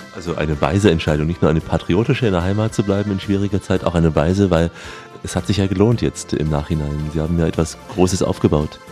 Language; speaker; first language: German; native; German